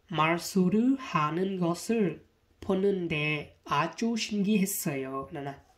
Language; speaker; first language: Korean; non-native, learner; Hmong